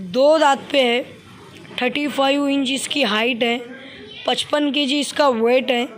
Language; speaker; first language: Hindi; non-native, local second language; Urdu